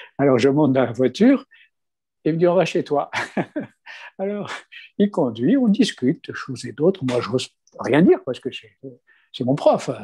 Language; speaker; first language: French; non-native, local second language; Kabyle